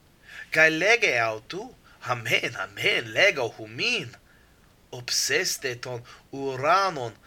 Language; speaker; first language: Greek; non-native, learner; English